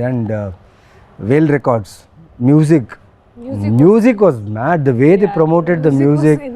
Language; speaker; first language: Telugu; native; Telugu